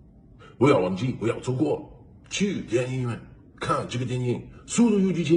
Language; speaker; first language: Chinese; non-native, learner; English